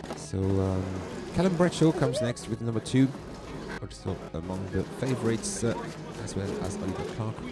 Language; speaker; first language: English; non-native, fluent; French